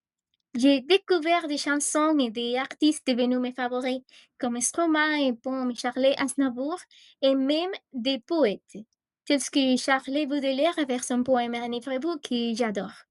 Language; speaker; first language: French; non-native, fluent; Spanish